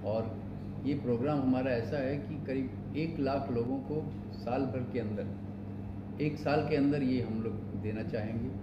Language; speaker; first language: Hindi; non-native, local second language; Bangla